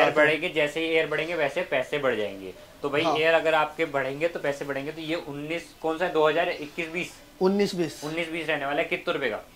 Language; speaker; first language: Hindi; native; Hindi